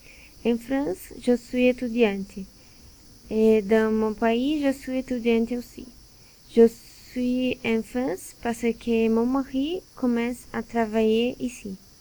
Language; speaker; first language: French; non-native, learner; Portuguese